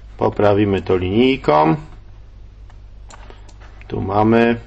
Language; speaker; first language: Polish; native; Polish